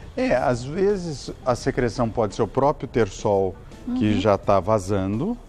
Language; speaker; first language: Portuguese; native; Portuguese